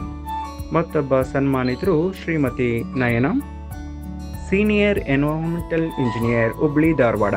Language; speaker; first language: Kannada; native; Kannada